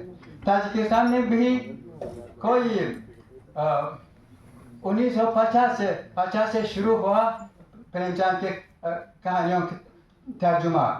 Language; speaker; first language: Hindi; non-native, fluent; Tajik